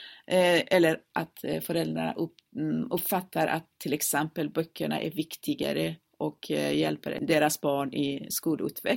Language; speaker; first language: Swedish; non-native, fluent; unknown